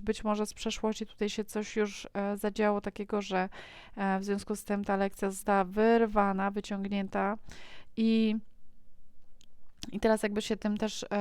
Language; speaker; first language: Polish; native; Polish